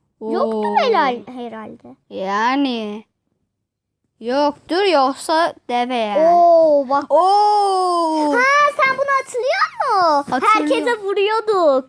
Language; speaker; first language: Turkish; native; Turkish